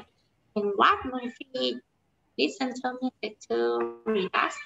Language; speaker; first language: English; non-native, learner; Vietnamese